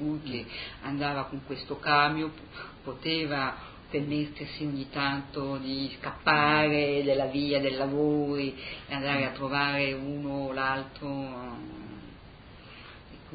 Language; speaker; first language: Italian; early bilingual, heritage; Italian